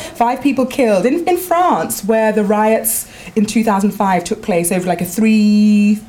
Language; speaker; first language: English; native; English